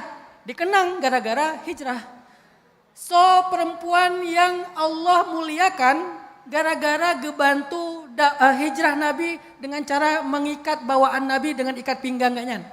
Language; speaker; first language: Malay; non-native, local second language; Achinese